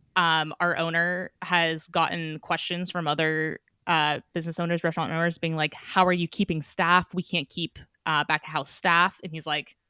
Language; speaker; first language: English; native; English